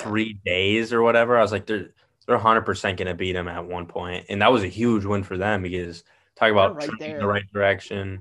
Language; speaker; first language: English; native; English